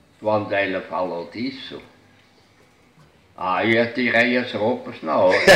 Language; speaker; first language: Portuguese; non-native, fluent; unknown